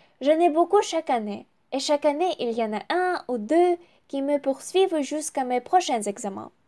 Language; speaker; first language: French; non-native, learner; Ukrainian